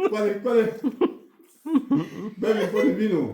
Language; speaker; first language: Italian; non-native, fluent; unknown